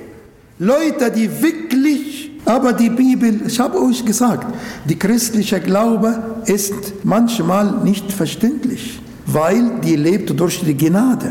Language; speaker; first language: German; non-native, local second language; Arabic